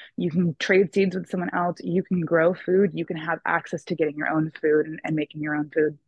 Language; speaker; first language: English; native; English